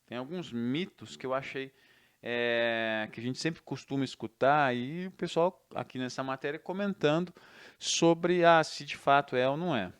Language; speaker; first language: Portuguese; native; Portuguese